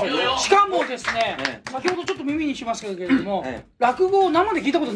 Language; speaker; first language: Japanese; native; Japanese